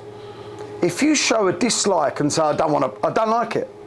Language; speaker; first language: English; native; English